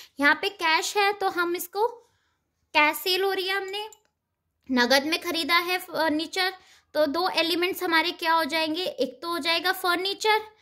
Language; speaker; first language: Hindi; native; Hindi